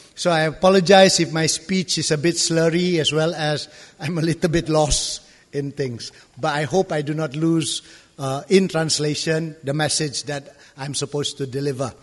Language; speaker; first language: English; non-native, local second language; Malay